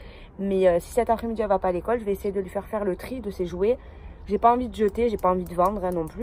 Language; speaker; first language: French; native; French